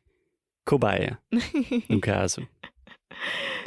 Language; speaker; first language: Portuguese; non-native, fluent; English